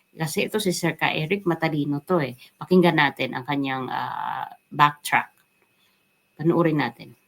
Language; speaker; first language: Filipino; non-native, local second language; Waray